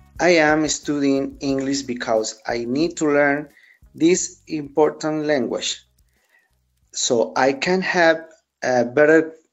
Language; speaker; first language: English; non-native, learner; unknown